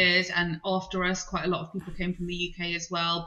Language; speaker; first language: English; non-native, local second language; Punjabi